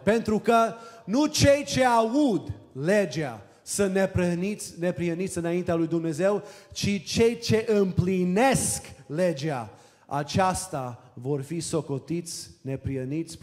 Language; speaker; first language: Romanian; early bilingual, heritage; Romanian